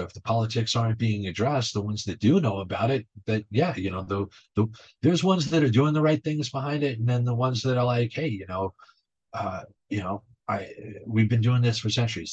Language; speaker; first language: English; native; English